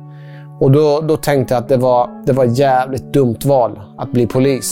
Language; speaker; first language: Swedish; early bilingual, other home language; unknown